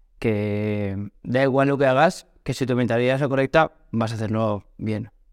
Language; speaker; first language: Spanish; early bilingual, other home language; Portuguese